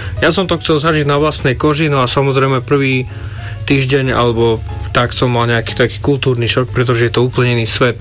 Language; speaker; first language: Slovak; native; Slovak